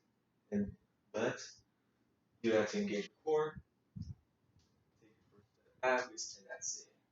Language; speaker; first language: English; native; English